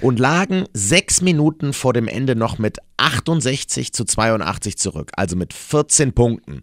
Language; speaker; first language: German; native; German